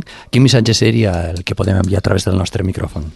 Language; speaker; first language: Catalan; native; Catalan